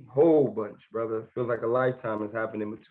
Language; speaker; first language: English; native; English